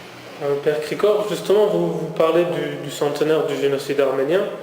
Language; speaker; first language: French; native; French